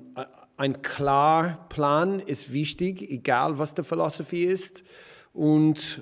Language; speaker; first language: German; non-native, fluent; English